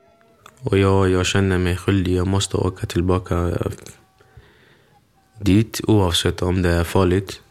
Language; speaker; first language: Swedish; early bilingual, other home language; Kurdish